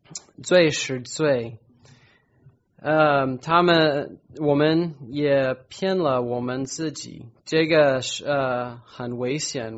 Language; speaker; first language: Chinese; non-native, fluent; English